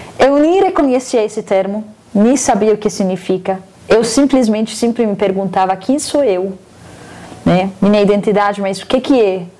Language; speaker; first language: Portuguese; non-native, fluent; Arabic